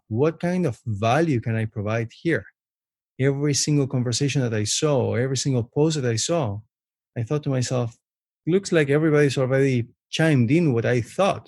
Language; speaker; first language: English; non-native, fluent; Spanish